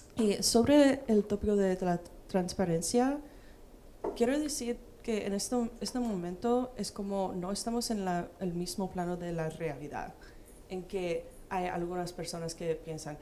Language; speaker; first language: Spanish; non-native, fluent; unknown